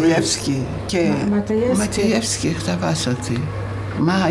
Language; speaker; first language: Hebrew; non-native, fluent; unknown